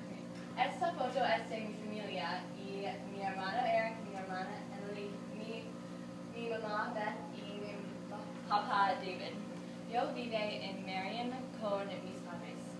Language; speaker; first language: Spanish; non-native, learner; English